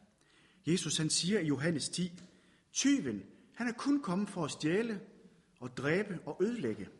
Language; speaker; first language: Danish; native; Danish